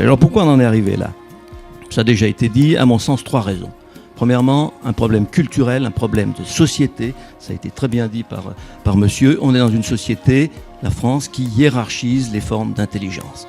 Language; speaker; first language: French; native; French